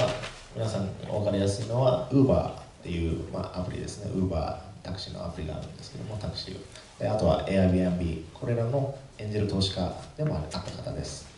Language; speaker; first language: Japanese; native; Japanese